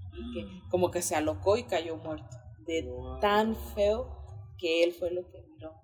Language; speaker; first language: Spanish; early bilingual, heritage; Spanish